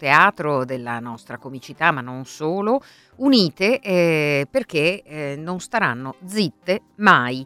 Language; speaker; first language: Italian; native; Italian